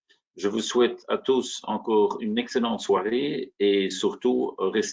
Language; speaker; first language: French; native; French